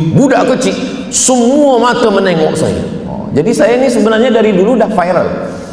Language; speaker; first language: Malay; native; Malay